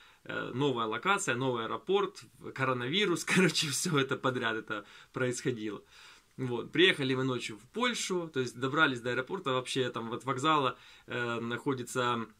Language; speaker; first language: Russian; native; Russian